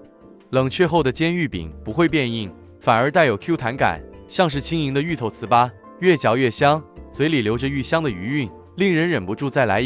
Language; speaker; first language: Chinese; native; Chinese